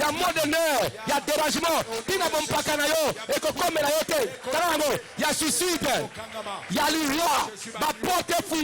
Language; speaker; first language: French; non-native, local second language; Lingala